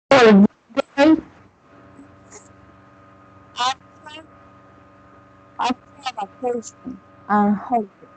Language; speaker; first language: English; non-native, learner; Spanish